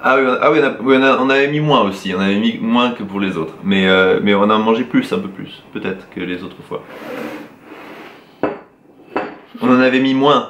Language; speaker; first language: French; native; French